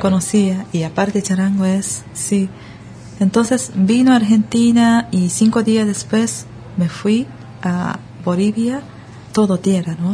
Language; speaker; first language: Spanish; non-native, learner; Japanese